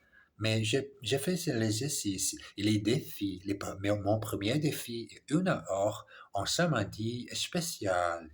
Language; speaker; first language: French; non-native, learner; English